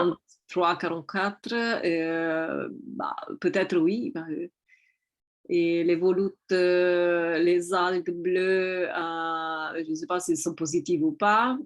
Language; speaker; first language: French; non-native, fluent; Italian